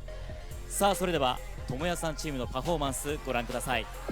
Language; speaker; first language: Japanese; native; Japanese